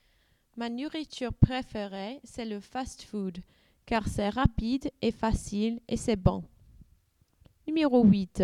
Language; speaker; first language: French; non-native, learner; English